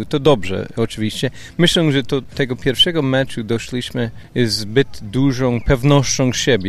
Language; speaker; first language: Polish; non-native, fluent; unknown